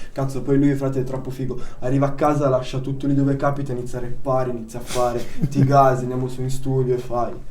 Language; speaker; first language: Italian; early bilingual, other home language; Albanian